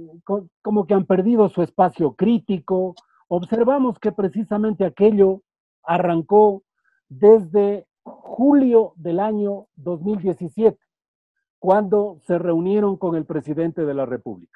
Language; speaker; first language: Spanish; native; Spanish